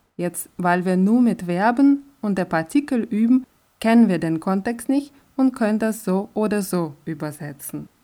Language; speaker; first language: German; non-native, fluent; Russian